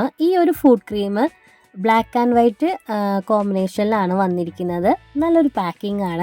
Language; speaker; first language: Malayalam; native; Malayalam